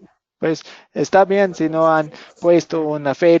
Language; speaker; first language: Spanish; non-native, fluent; English